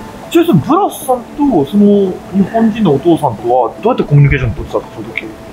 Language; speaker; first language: Japanese; native; Japanese